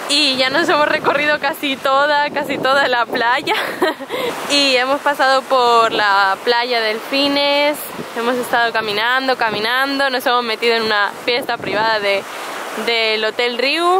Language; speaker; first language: Spanish; native; Spanish